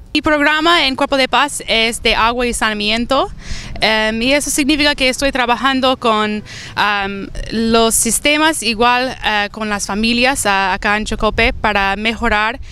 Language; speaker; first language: Spanish; non-native, fluent; English